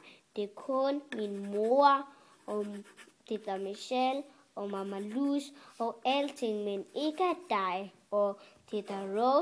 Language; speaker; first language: Danish; early bilingual, other home language; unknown